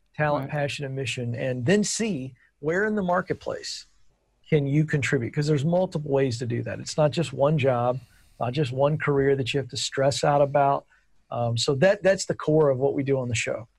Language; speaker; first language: English; native; English